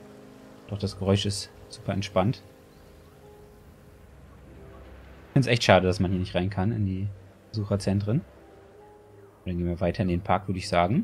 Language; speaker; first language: German; native; German